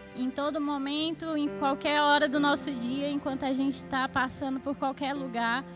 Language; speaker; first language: Portuguese; native; Portuguese